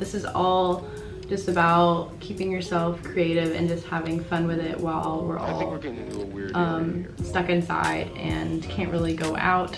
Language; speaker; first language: English; native; English